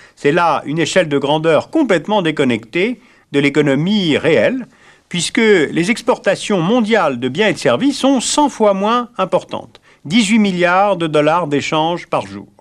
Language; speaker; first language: French; native; French